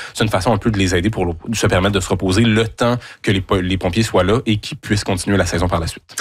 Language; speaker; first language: French; native; French